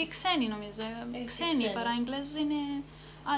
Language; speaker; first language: Greek; early bilingual, heritage; Greek